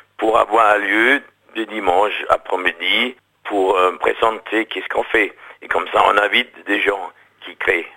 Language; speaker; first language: French; non-native, fluent; German